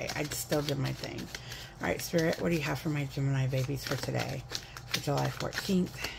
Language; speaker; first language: English; native; English